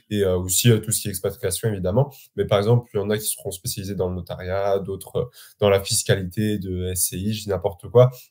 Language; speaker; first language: French; native; French